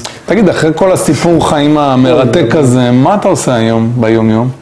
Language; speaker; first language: Hebrew; native; Hebrew